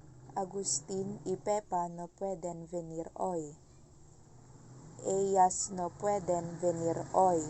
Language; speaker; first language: Spanish; non-native, learner; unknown